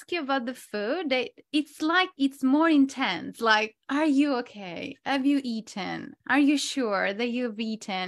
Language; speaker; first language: English; non-native, fluent; Italian